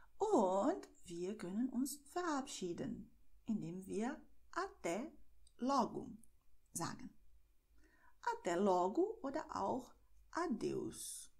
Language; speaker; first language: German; non-native, fluent; Portuguese